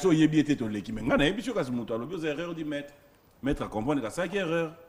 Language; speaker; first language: French; non-native, local second language; Lingala